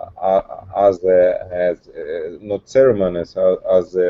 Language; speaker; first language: English; non-native, learner; Russian